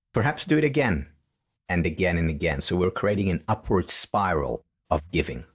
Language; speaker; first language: English; non-native, fluent; Hebrew